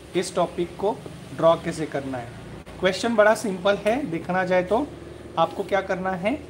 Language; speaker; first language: Hindi; non-native, local second language; Marathi